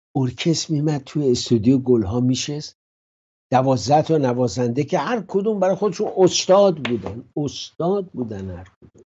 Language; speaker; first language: Persian; native; Persian